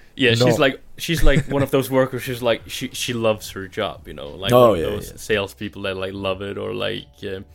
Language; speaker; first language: English; non-native, fluent; Norwegian